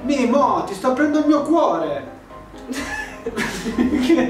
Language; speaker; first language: Italian; native; Italian